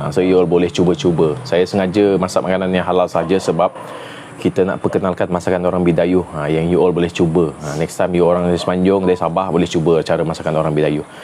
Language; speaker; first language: Malay; non-native, local second language; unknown